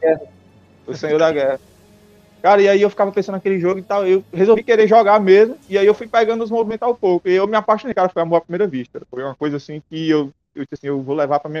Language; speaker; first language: Portuguese; native; Portuguese